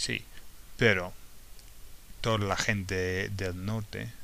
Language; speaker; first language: Spanish; non-native, fluent; English